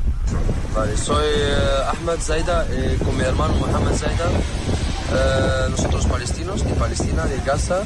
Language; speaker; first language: Spanish; non-native, learner; Arabic